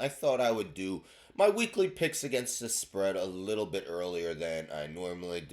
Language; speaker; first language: English; native; English